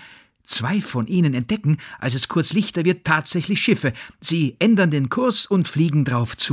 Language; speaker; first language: German; native; German